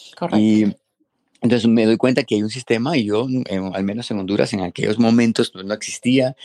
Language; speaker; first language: Spanish; native; Spanish